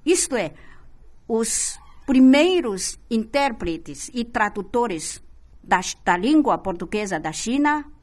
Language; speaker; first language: Portuguese; non-native, fluent; Chinese